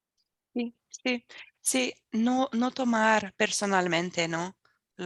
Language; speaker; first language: Spanish; non-native, fluent; Portuguese